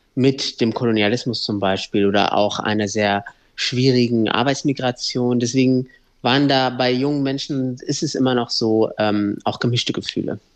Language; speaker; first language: German; early bilingual, other home language; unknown